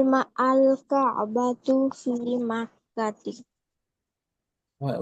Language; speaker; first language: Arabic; non-native, learner; Bangla